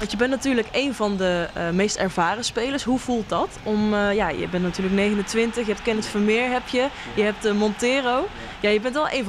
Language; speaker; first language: Dutch; native; Dutch